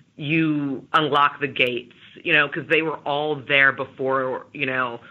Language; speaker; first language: English; native; English